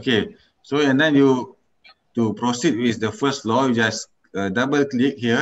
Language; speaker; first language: English; non-native, local second language; Malay